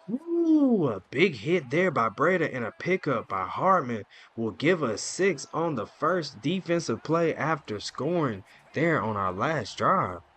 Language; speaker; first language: English; native; English